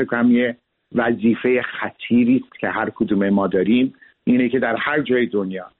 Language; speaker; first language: Persian; early bilingual, heritage; Persian